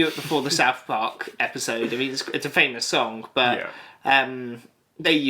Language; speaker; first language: English; native; English